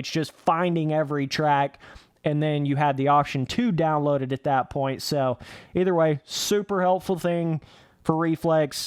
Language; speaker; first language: English; native; English